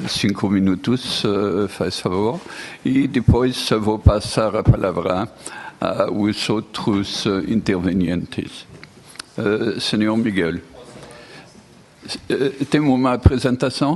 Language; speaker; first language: Portuguese; non-native, fluent; French